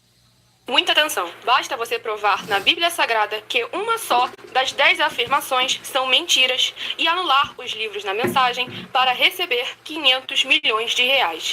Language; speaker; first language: Portuguese; native; Portuguese